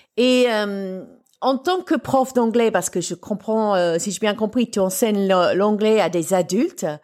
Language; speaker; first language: French; non-native, fluent; English